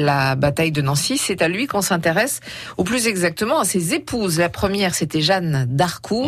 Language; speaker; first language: French; native; French